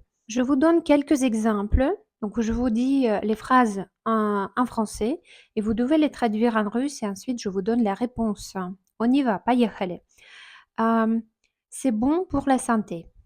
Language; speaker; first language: French; non-native, fluent; Russian